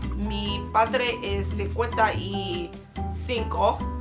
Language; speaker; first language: Spanish; non-native, learner; English